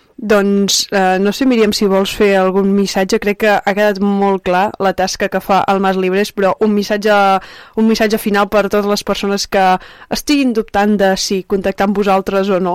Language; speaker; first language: Catalan; native; Catalan